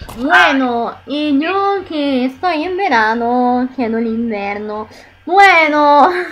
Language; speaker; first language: Spanish; non-native, learner; Italian